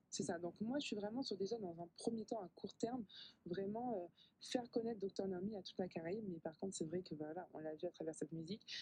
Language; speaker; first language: French; native; French